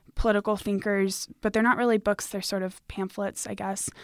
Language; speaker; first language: English; native; English